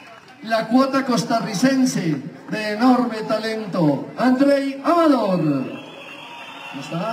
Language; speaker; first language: Spanish; native; Spanish